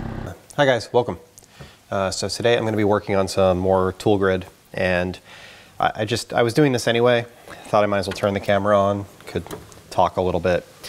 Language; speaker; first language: English; native; English